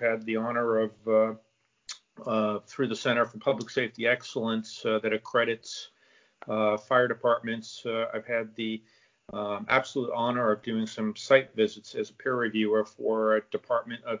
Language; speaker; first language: English; native; English